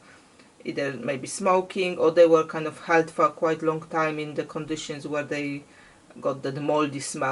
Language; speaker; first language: English; non-native, fluent; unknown